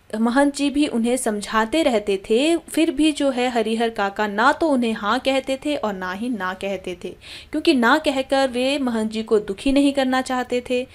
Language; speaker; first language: Hindi; native; Hindi